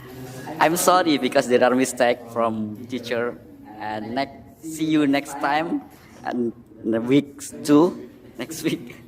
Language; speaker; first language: English; non-native, learner; Indonesian